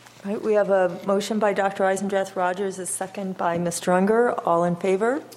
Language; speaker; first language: English; native; English